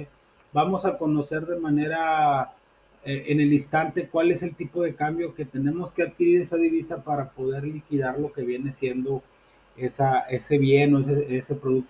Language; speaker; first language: Spanish; native; Spanish